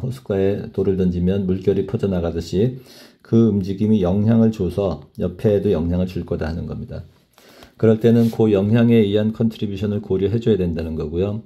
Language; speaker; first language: Korean; native; Korean